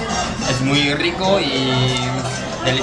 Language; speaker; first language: Spanish; non-native, learner; Korean